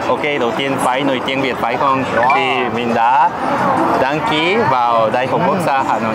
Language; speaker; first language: Vietnamese; non-native, learner; Spanish